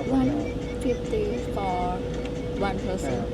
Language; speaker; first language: English; non-native, learner; Thai